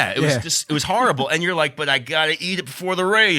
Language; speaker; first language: English; native; English